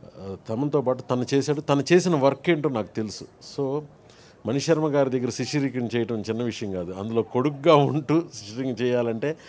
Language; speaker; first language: Telugu; native; Telugu